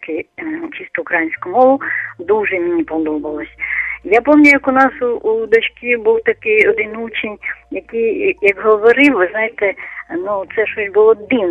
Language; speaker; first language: Ukrainian; non-native, local second language; Russian